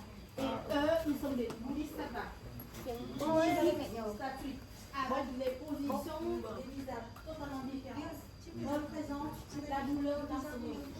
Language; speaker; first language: French; non-native, fluent; Vietnamese